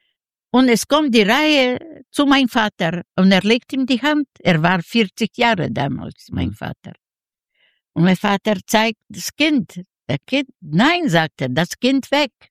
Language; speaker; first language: German; non-native, fluent; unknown